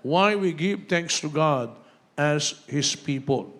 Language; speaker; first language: English; non-native, local second language; Filipino